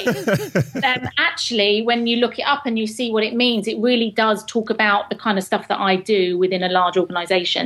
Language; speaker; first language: English; native; English